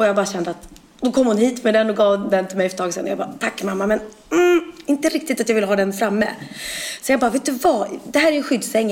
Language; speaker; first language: Swedish; native; Swedish